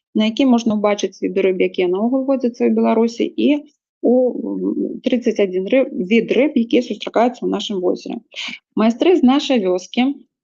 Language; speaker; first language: Belarusian; native; Belarusian